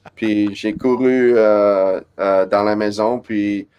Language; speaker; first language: French; non-native, fluent; English